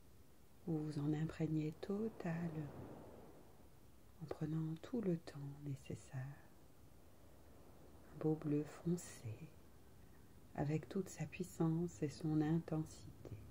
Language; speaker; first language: French; native; French